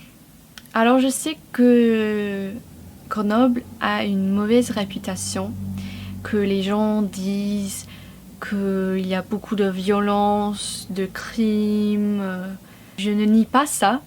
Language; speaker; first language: French; non-native, fluent; English